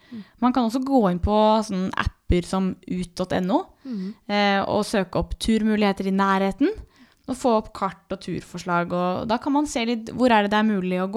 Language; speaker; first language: Norwegian; native; Norwegian